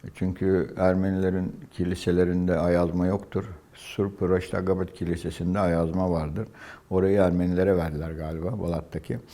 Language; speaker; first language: Turkish; native; Turkish